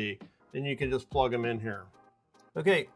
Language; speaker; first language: English; native; English